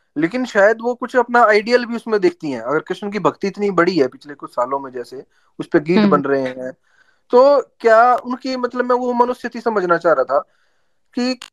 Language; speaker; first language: Hindi; native; Hindi